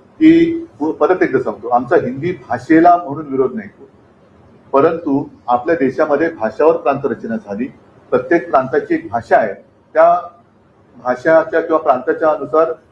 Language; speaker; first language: Marathi; native; Marathi